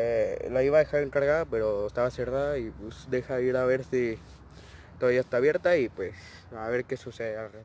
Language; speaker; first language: Spanish; native; Spanish